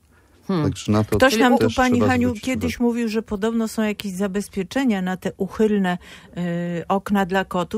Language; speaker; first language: Polish; native; Polish